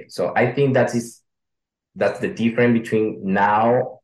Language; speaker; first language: English; non-native, learner; Spanish